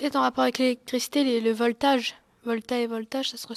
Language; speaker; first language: French; native; French